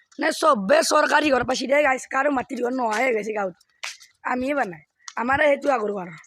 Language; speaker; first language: Assamese; non-native, local second language; Bangla